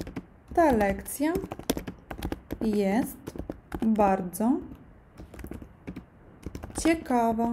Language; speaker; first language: Polish; non-native, learner; Russian